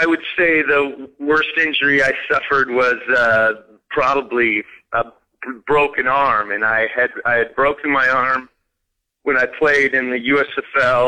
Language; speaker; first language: English; native; English